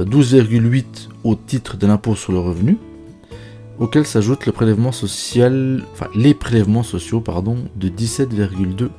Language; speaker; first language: French; native; French